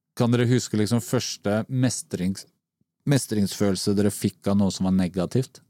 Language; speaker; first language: Norwegian; native; Norwegian